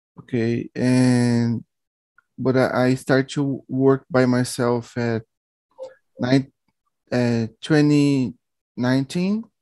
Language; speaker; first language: English; non-native, learner; Portuguese